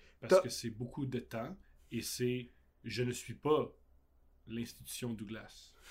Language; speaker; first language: French; native; French